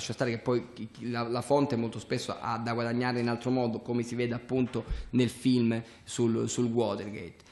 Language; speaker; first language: Italian; native; Italian